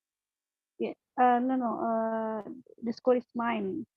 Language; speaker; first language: English; non-native, learner; Indonesian